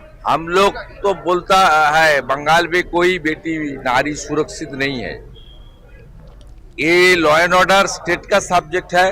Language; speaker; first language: Hindi; non-native, local second language; Bangla